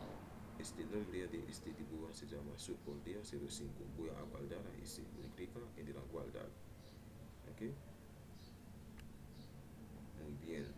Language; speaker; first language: Spanish; non-native, learner; Haitian Creole